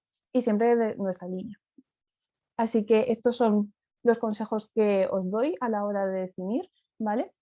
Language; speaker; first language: Spanish; native; Spanish